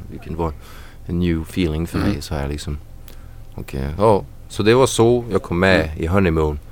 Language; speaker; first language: Swedish; non-native, fluent; French